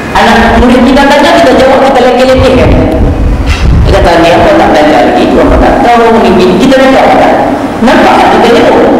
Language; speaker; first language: Malay; native; Malay